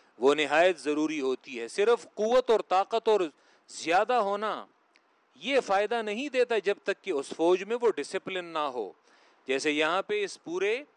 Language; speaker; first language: Urdu; non-native, local second language; Pashto